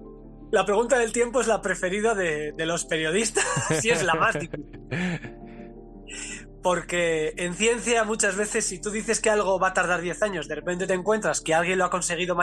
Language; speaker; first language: Spanish; native; Spanish